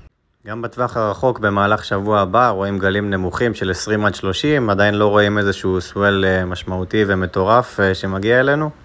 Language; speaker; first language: Hebrew; native; Hebrew